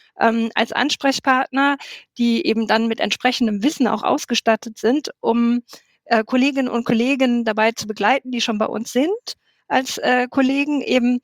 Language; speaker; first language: German; native; German